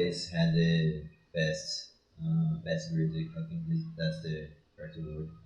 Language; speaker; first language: English; non-native, learner; Portuguese